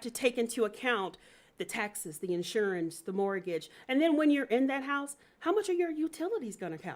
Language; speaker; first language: English; native; English